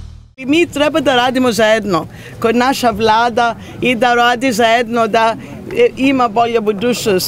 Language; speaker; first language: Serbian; non-native, learner; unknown